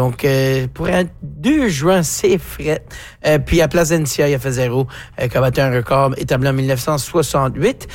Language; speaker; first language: French; native; French